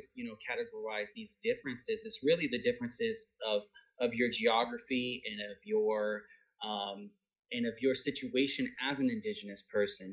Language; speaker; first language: English; native; English